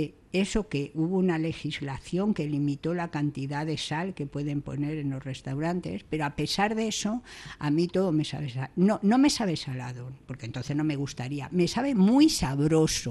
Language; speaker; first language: Spanish; native; Spanish